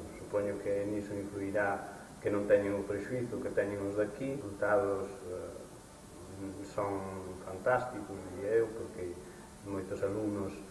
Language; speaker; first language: Galician; native; Galician